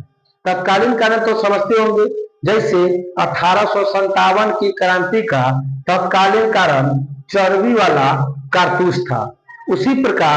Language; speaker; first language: Hindi; non-native, local second language; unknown